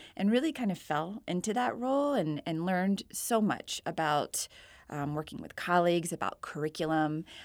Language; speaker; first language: English; native; English